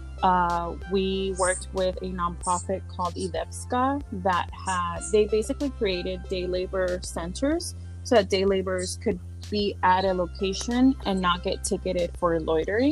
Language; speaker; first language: English; early bilingual, other home language; Spanish